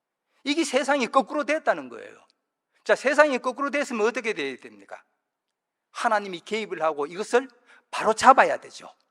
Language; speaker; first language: Korean; native; Korean